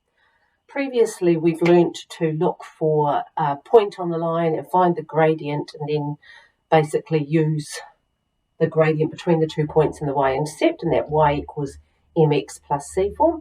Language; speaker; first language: English; native; English